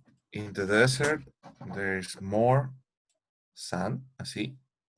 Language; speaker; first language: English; non-native, learner; Spanish